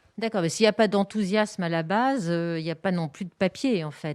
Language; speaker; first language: French; native; French